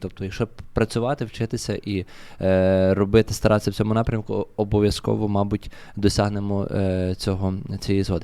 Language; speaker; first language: Ukrainian; native; Ukrainian